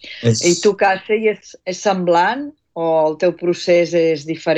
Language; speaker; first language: Catalan; native; Catalan